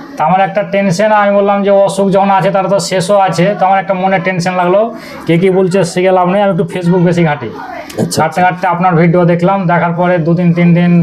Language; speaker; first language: Bangla; native; Bangla